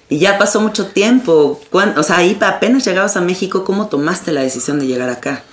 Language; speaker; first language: Spanish; native; Spanish